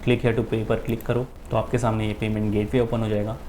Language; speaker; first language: Hindi; native; Hindi